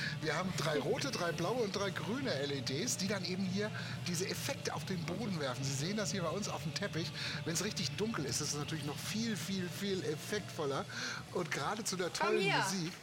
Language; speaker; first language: German; native; German